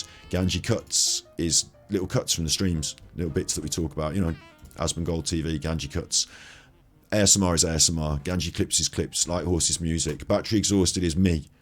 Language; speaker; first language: English; native; English